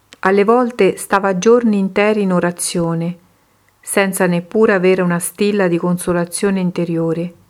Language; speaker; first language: Italian; native; Italian